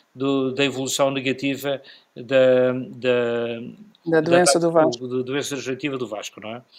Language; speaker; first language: Portuguese; native; Portuguese